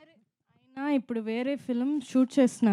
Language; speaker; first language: Telugu; non-native, fluent; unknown